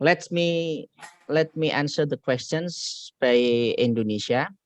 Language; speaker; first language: English; non-native, learner; Indonesian